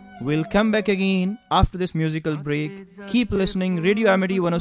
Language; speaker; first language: English; non-native, local second language; Hindi